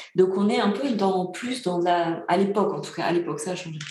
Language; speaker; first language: French; early bilingual, other home language; Bulgarian